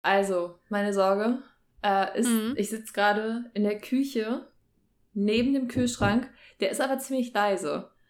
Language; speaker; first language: German; native; German